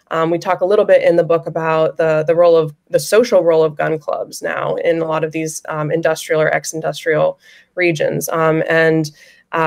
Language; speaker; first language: English; native; English